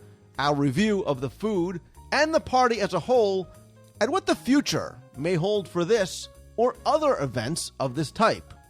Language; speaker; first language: English; native; English